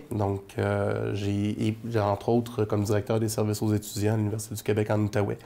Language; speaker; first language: French; native; French